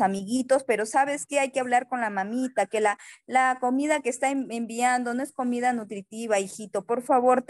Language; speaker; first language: Spanish; native; Spanish